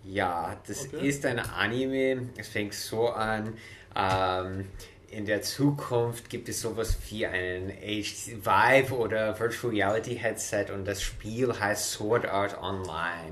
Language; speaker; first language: German; non-native, fluent; English